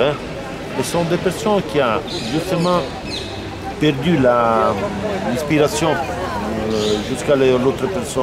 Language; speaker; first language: French; non-native, learner; Italian